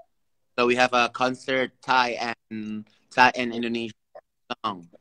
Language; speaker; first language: English; non-native, learner; Indonesian